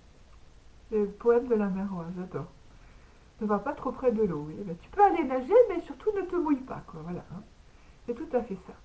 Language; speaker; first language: French; native; French